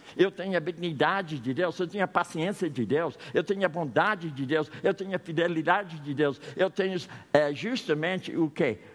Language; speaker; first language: Portuguese; non-native, fluent; English